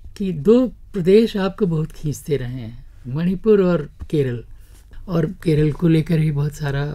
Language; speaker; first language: Hindi; native; Hindi